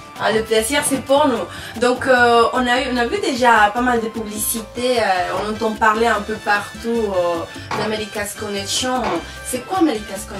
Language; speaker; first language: French; non-native, fluent; Spanish